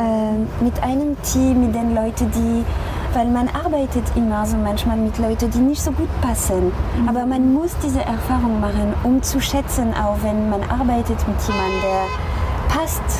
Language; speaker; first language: German; non-native, fluent; French